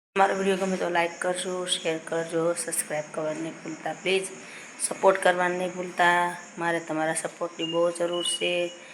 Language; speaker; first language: Gujarati; native; Gujarati